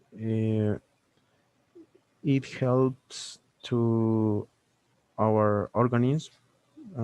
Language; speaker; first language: English; non-native, learner; Spanish